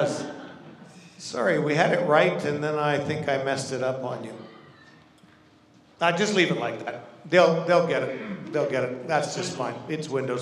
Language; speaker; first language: English; native; English